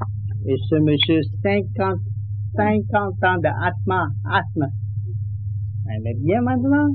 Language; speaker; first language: French; non-native, learner; Vietnamese